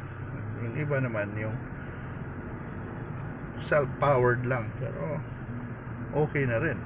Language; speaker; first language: Filipino; non-native, local second language; Cebuano